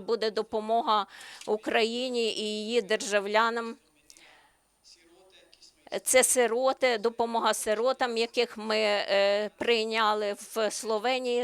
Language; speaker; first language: Ukrainian; non-native, learner; Slovenian